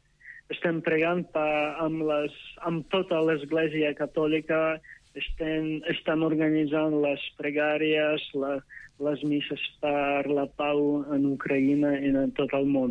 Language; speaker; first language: Catalan; non-native, fluent; Ukrainian